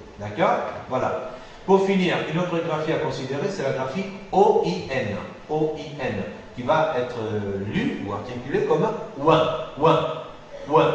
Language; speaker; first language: French; non-native, fluent; Spanish